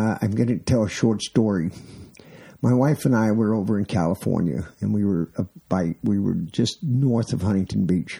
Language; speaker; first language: English; native; English